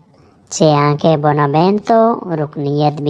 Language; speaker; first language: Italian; non-native, fluent; Urdu